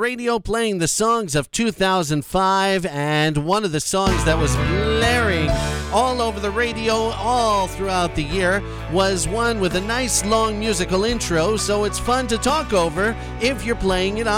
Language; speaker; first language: English; native; English